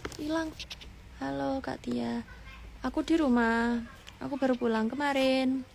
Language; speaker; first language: Indonesian; non-native, local second language; Javanese